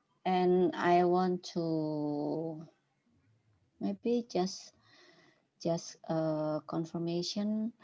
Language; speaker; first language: English; non-native, learner; Indonesian